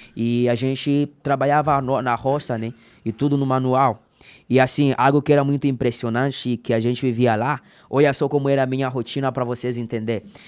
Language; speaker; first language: Portuguese; non-native, local second language; Makhuwa